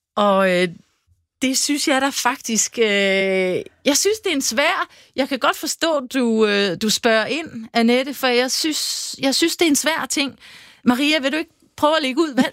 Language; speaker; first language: Danish; native; Danish